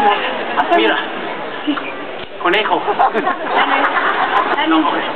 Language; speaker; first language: Spanish; non-native, fluent; Italian